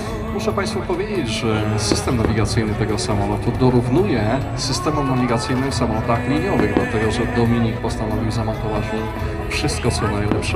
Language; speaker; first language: Polish; native; Polish